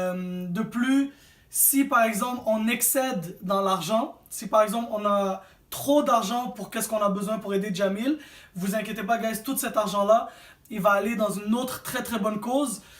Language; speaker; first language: French; native; French